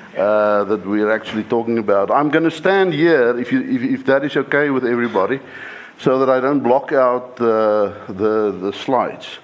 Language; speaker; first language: English; non-native, local second language; Afrikaans